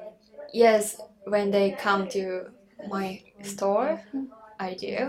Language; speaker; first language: English; non-native, learner; Japanese